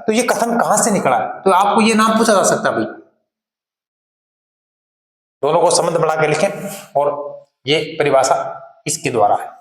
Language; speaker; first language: Hindi; native; Hindi